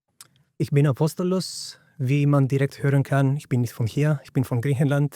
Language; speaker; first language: German; non-native, fluent; Greek